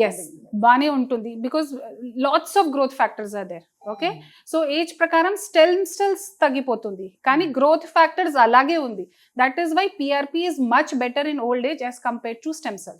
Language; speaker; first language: Telugu; non-native, fluent; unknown